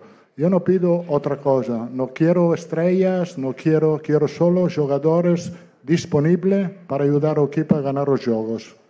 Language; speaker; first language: Portuguese; non-native, fluent; Italian